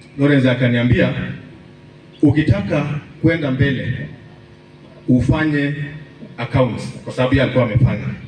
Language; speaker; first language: Swahili; non-native, local second language; Luyia